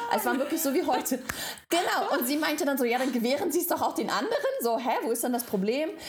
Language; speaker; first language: German; non-native, fluent; Russian